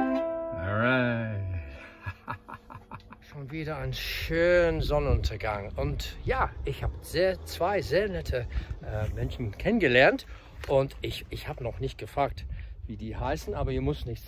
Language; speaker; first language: German; non-native, fluent; English